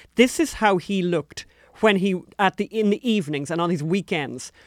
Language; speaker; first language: English; native; English